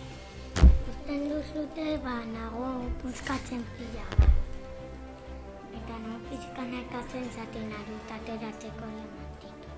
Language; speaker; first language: Basque; non-native, local second language; Spanish